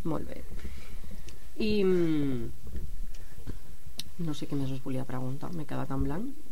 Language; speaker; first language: Catalan; native; Catalan